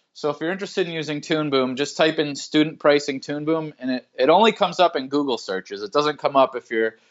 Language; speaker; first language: English; native; English